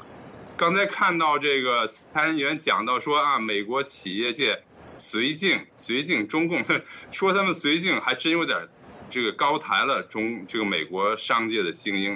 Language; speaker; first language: Chinese; native; Chinese